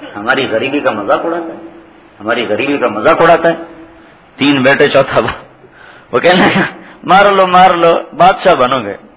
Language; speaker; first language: Urdu; non-native, local second language; Punjabi